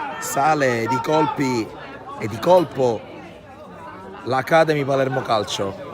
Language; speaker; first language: Italian; native; Italian